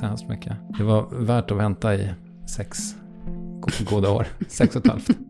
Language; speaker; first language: Swedish; native; Swedish